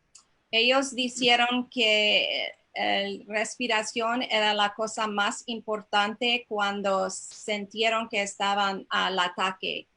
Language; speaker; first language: Spanish; non-native, learner; English